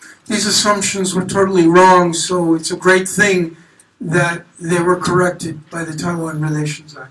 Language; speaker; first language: English; native; English